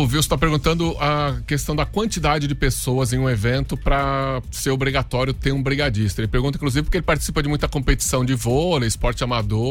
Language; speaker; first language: Portuguese; native; Portuguese